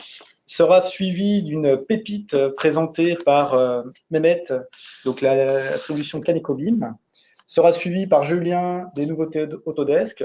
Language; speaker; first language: French; native; French